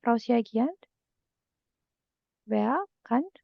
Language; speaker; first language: German; non-native, fluent; Indonesian